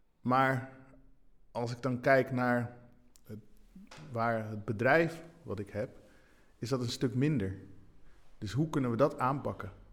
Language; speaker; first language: Dutch; early bilingual, other home language; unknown